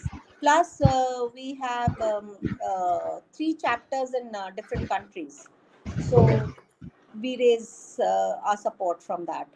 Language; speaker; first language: English; non-native, local second language; Hindi